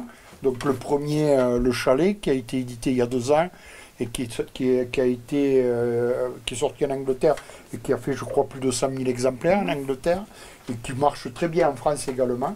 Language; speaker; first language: French; native; French